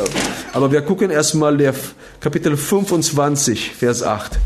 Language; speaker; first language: German; non-native, fluent; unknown